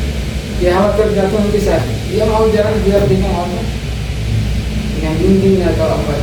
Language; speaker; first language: Indonesian; non-native, learner; Arabic